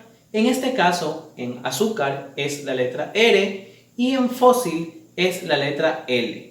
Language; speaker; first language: Spanish; native; Spanish